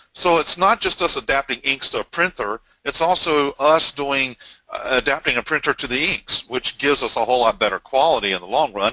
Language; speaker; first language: English; native; English